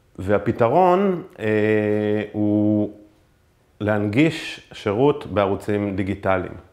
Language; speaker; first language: Hebrew; native; Hebrew